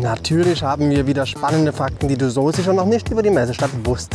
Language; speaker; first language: German; native; German